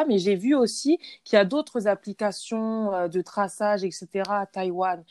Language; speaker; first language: French; native; French